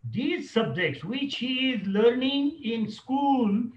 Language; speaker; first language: English; non-native, local second language; Marathi